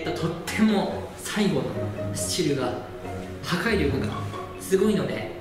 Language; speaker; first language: Japanese; native; Japanese